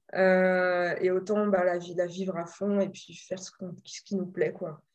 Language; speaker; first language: French; native; French